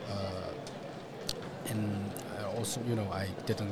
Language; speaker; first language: English; non-native, fluent; Chinese